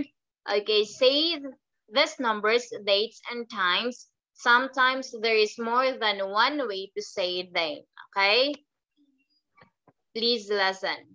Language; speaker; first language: English; non-native, fluent; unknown